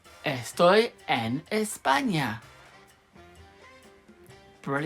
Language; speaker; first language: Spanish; non-native, fluent; English